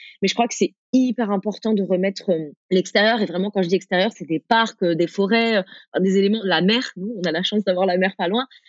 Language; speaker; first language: French; early bilingual, other home language; Arabic